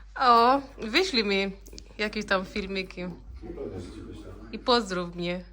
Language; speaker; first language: Polish; non-native, learner; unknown